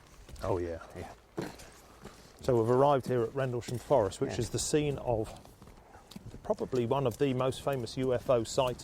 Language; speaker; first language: English; native; English